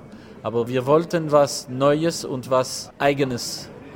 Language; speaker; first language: German; non-native, local second language; French